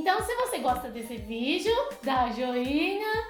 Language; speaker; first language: Portuguese; non-native, fluent; Chinese